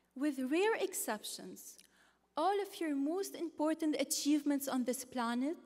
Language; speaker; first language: English; non-native, fluent; Arabic